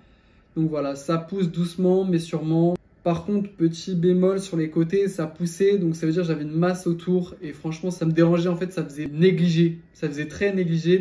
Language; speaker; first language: French; native; French